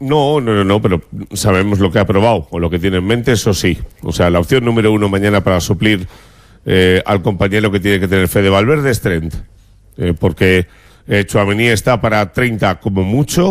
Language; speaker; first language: Spanish; native; Spanish